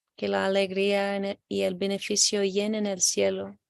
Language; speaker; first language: Spanish; non-native, learner; English